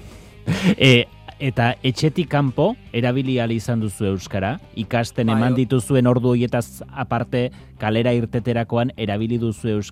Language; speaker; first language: Basque; native; Basque